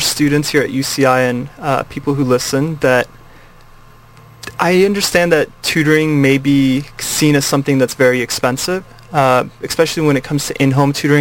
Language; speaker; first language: English; native; English